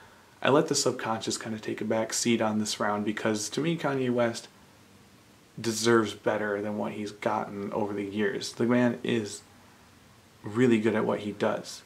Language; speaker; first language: English; native; English